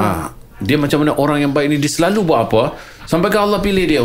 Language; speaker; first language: Malay; native; Malay